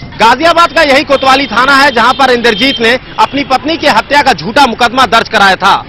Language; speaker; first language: Hindi; native; Hindi